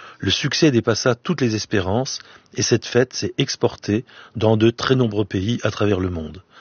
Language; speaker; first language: French; native; French